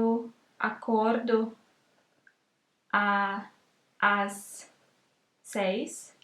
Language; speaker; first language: Portuguese; non-native, learner; Russian